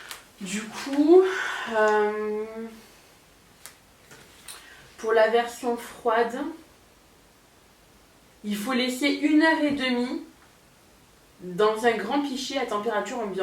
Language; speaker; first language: French; native; French